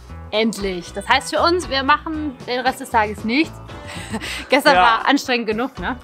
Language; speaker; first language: German; native; German